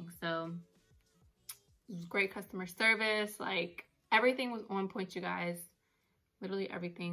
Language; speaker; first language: English; native; English